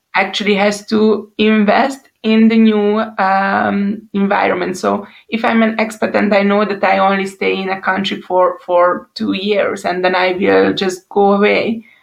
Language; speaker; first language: English; non-native, fluent; Hungarian